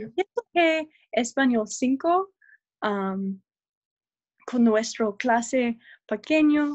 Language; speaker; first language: Spanish; non-native, learner; English